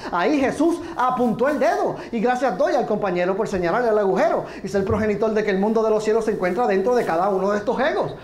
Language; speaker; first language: Spanish; native; Spanish